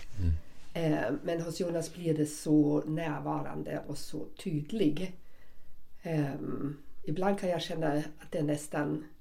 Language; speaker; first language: Swedish; non-native, fluent; German